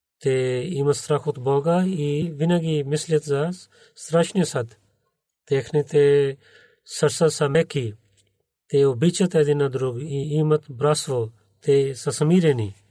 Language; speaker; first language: Bulgarian; non-native, learner; Urdu